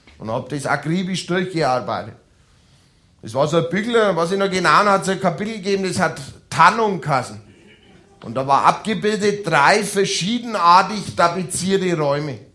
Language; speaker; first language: German; native; German